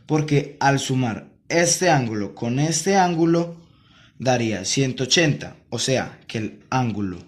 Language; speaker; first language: Spanish; native; Spanish